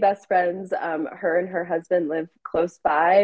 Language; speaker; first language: English; native; English